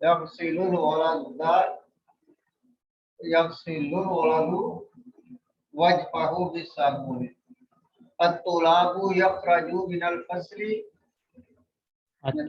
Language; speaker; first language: Arabic; non-native, learner; Urdu